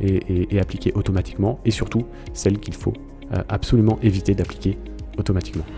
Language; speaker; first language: French; native; French